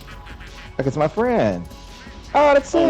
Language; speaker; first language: English; native; English